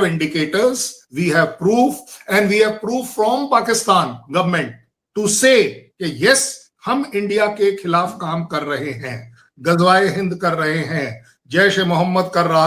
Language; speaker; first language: Hindi; native; Hindi